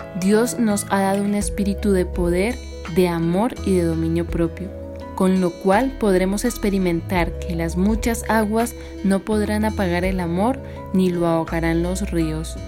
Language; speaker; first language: Spanish; native; Spanish